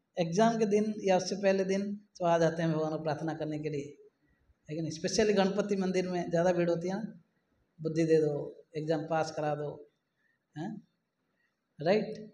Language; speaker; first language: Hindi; non-native, local second language; Marathi